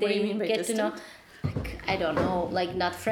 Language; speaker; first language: English; non-native, fluent; Turkish